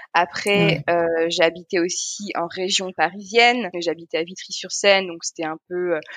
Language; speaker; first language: French; native; French